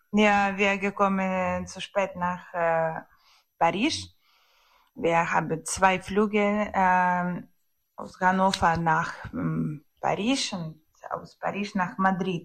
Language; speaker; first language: German; non-native, learner; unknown